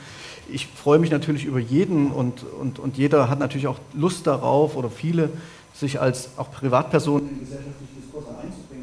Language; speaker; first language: German; native; German